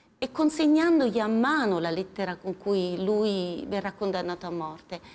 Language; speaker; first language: Italian; native; Italian